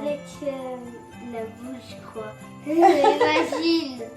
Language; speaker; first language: French; early bilingual, other home language; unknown